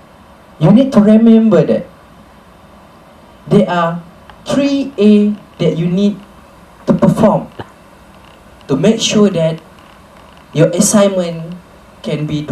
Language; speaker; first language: English; non-native, local second language; Malay